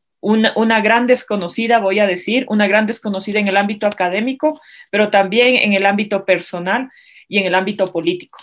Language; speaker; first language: Spanish; native; Spanish